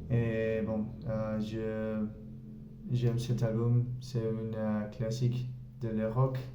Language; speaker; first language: French; non-native, learner; Spanish